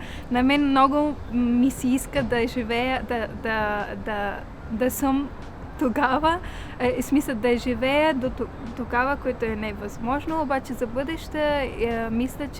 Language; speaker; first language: Bulgarian; non-native, learner; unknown